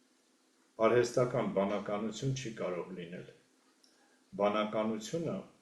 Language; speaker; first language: Armenian; native; Armenian